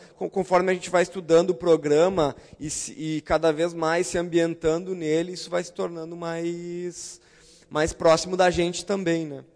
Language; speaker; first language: Portuguese; native; Portuguese